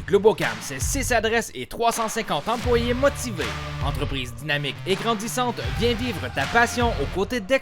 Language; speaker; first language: French; native; French